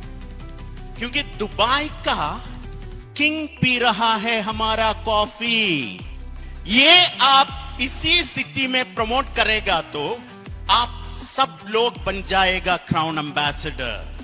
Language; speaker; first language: Hindi; non-native, fluent; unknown